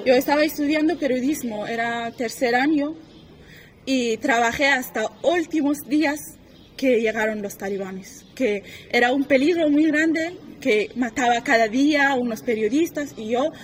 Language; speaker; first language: Spanish; non-native, learner; Persian